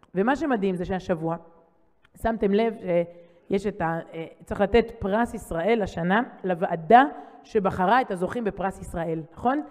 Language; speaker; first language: Hebrew; native; Hebrew